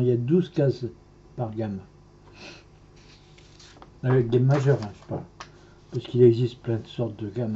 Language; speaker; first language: French; native; French